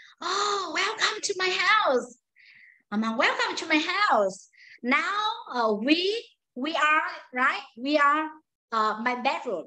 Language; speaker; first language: English; non-native, fluent; Vietnamese